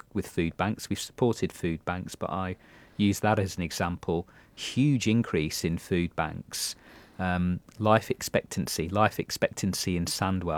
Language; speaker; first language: English; native; English